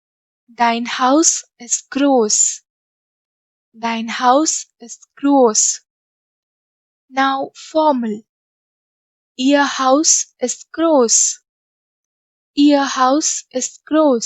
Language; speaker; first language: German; non-native, fluent; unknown